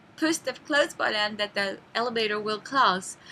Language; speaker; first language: English; non-native, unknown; Japanese